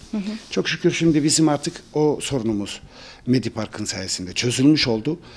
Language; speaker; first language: Turkish; early bilingual, heritage; Turkish